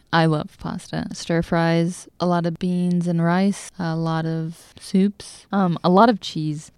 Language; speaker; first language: English; native; English